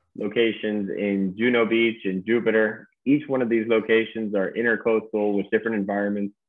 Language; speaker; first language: English; native; English